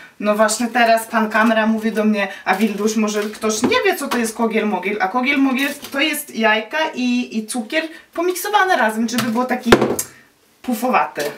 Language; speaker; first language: Polish; non-native, learner; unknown